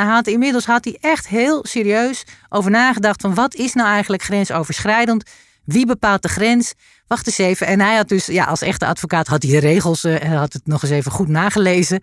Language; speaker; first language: Dutch; native; Dutch